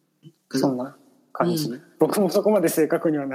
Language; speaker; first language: Japanese; native; Japanese